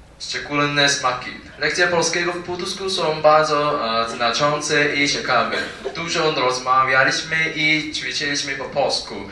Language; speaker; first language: Polish; non-native, learner; Chinese